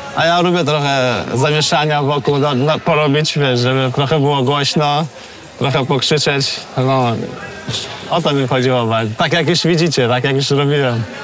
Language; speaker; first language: Polish; early bilingual, other home language; Chechen